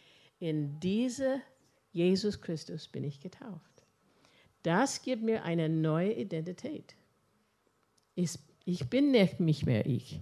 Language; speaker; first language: German; non-native, fluent; English